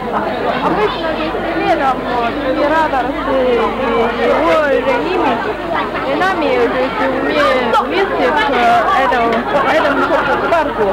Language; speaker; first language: Russian; non-native, learner; Chinese